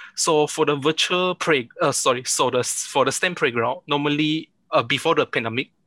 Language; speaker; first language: English; non-native, local second language; Chinese